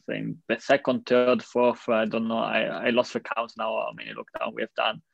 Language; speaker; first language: English; non-native, fluent; Italian